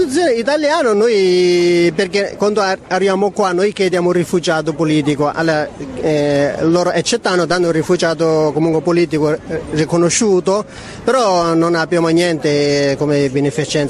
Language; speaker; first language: Italian; non-native, fluent; Tibetan